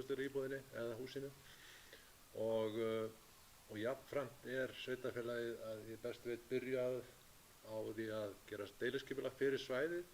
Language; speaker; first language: Icelandic; native; Icelandic